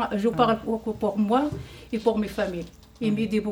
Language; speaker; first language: French; non-native, learner; Arabic